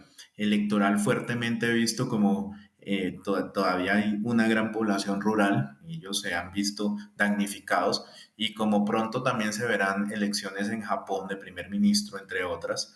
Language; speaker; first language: Spanish; native; Spanish